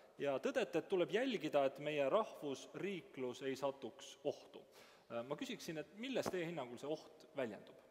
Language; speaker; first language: Estonian; native; Estonian